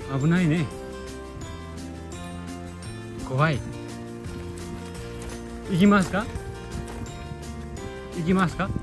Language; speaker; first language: Japanese; non-native, learner; Nepali